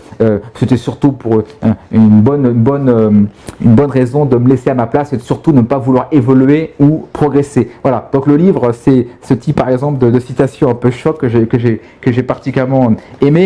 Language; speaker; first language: French; native; French